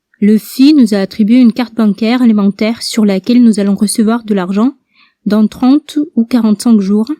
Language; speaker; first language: French; non-native, fluent; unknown